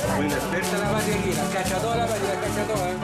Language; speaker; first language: Spanish; native; Spanish